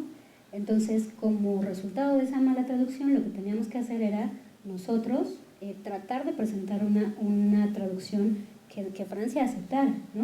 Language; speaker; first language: Spanish; native; Spanish